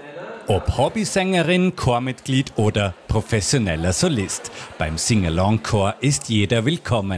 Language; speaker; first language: German; native; German